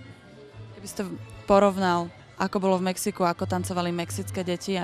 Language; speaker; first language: Slovak; native; Slovak